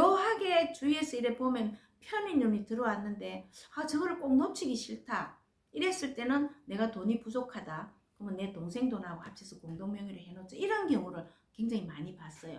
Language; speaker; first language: Korean; native; Korean